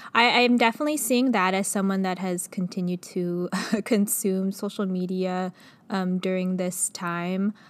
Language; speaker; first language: English; native; English